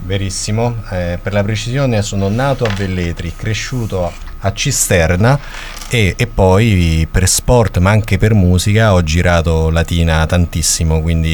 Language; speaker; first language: Italian; native; Italian